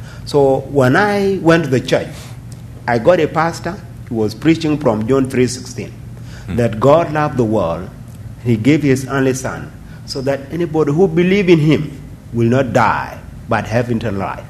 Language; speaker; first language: English; non-native, fluent; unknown